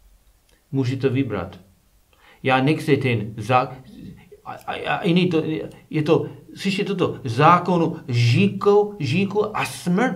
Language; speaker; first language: Czech; non-native, learner; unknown